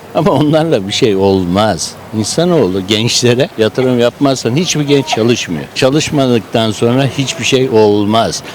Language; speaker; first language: Turkish; native; Turkish